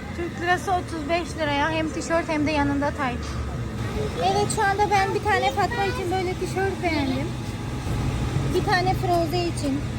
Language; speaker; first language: Turkish; non-native, fluent; Urdu